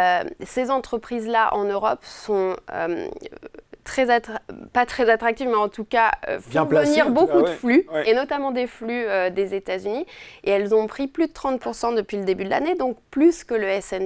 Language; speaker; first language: French; native; French